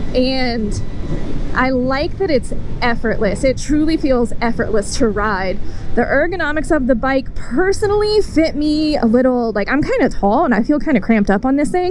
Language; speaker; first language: English; native; English